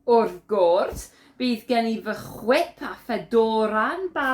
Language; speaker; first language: Welsh; non-native, learner; English